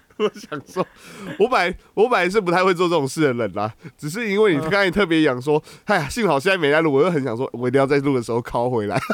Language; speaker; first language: Chinese; native; Chinese